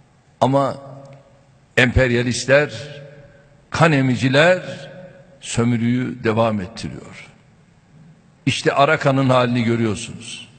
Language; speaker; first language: Turkish; native; Turkish